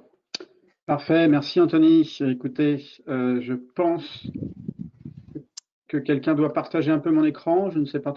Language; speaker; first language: French; native; French